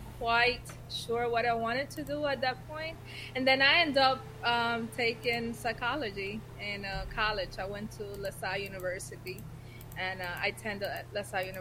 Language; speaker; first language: English; non-native, fluent; Spanish